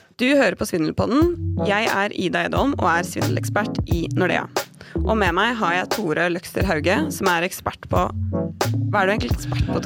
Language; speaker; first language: Norwegian; native; Norwegian